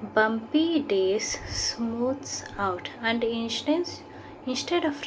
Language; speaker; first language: English; non-native, local second language; Kannada